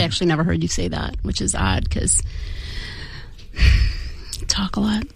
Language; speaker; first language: English; native; English